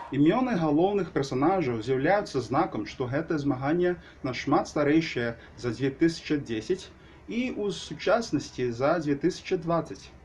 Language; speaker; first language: Belarusian; non-native, learner; Portuguese